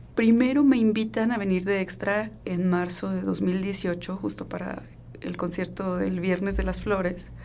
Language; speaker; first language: Spanish; native; Spanish